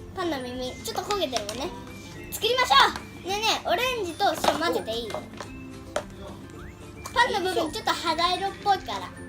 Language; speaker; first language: Japanese; early bilingual, heritage; Japanese